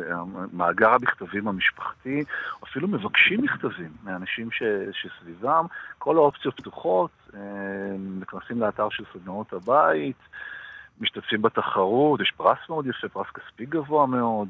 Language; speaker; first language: Hebrew; native; Hebrew